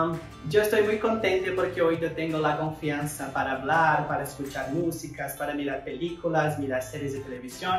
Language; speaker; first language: Spanish; non-native, fluent; Portuguese